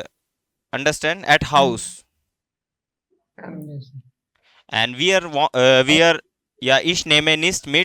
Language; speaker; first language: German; non-native, fluent; Hindi